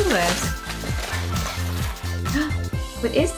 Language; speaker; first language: English; native; English